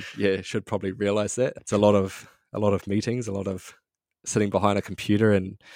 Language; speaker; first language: English; native; English